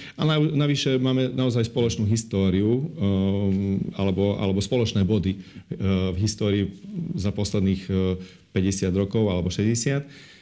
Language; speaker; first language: Slovak; non-native, local second language; Hungarian